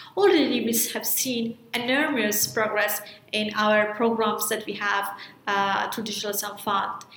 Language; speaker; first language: English; non-native, fluent; Persian